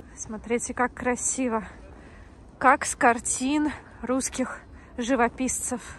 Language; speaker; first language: Russian; native; Russian